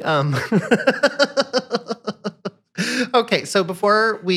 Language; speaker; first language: English; native; English